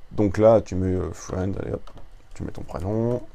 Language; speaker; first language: French; native; French